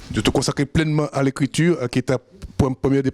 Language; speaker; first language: French; native; French